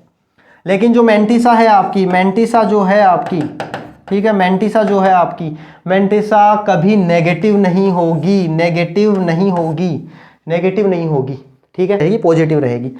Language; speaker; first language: Hindi; native; Hindi